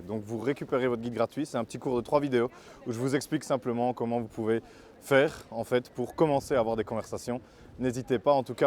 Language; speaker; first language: French; native; French